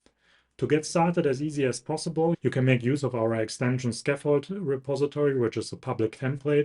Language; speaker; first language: English; non-native, fluent; German